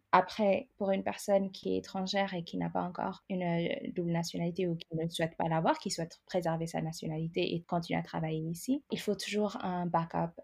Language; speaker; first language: French; non-native, fluent; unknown